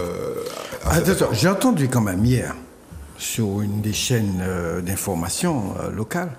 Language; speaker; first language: French; native; French